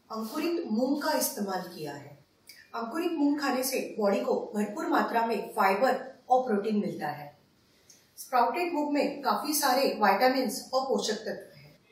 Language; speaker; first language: Hindi; native; Hindi